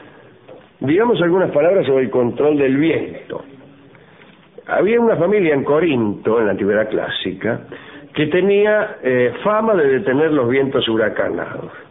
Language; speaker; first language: Spanish; native; Spanish